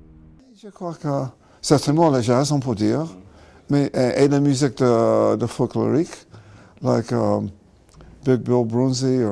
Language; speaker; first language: French; non-native, learner; English